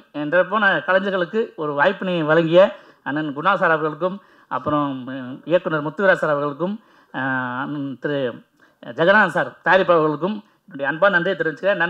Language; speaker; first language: Tamil; native; Tamil